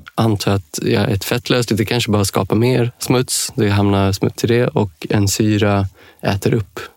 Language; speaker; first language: Swedish; native; Swedish